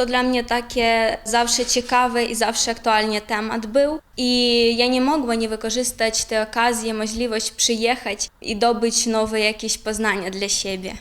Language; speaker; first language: Polish; non-native, learner; Ukrainian